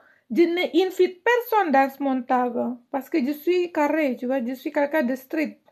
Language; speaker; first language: French; non-native, learner; Indonesian